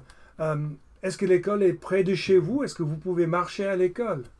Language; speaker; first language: French; non-native, fluent; English